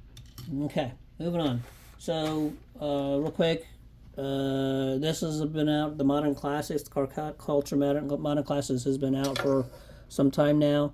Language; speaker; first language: English; native; English